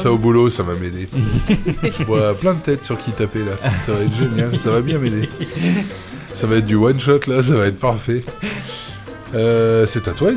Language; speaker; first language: French; native; French